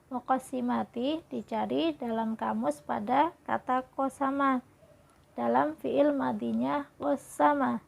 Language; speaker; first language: Indonesian; native; Indonesian